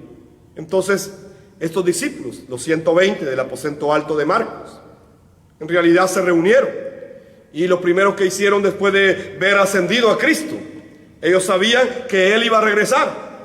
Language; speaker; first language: Spanish; native; Spanish